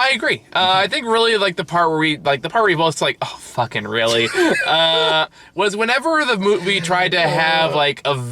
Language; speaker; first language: English; native; English